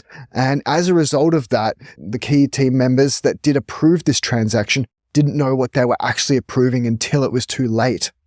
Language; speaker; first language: English; native; English